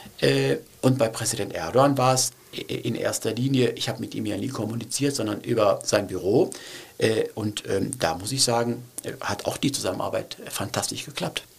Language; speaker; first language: German; early bilingual, other home language; Turkish